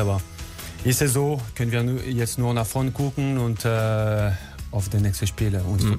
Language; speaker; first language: German; non-native, learner; French